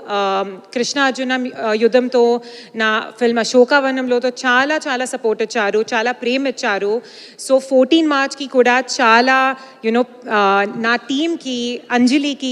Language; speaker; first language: Telugu; non-native, learner; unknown